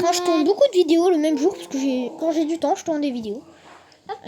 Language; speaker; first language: French; native; French